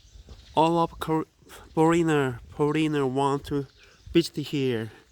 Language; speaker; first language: English; non-native, learner; Korean